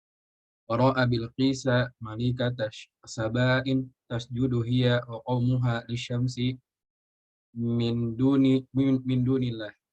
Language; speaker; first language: Arabic; non-native, learner; Indonesian